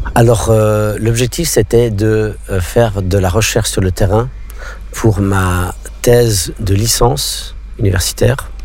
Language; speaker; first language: French; non-native, local second language; English